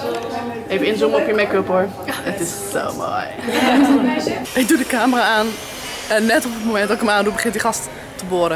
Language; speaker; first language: Dutch; native; Dutch